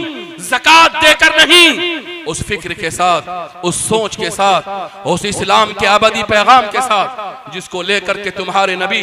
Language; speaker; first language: Urdu; native; Urdu